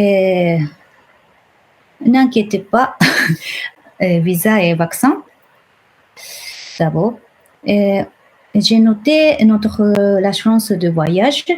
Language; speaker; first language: French; non-native, fluent; Japanese